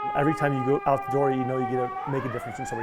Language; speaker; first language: English; native; English